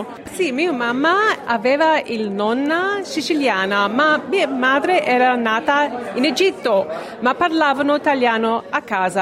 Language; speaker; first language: Italian; early bilingual, heritage; Italian